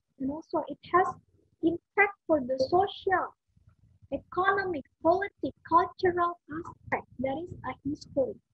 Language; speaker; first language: English; non-native, fluent; Indonesian